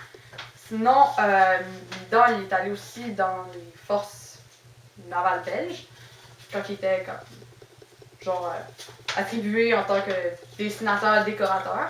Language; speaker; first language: French; native; French